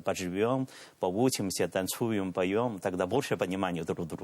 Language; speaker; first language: Russian; non-native, learner; Chinese